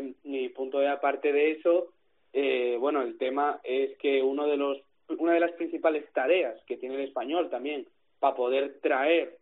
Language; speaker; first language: Spanish; native; Spanish